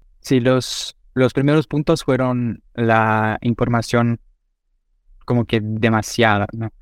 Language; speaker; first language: Spanish; non-native, fluent; Portuguese